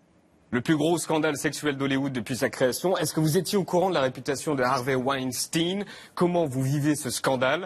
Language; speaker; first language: French; native; French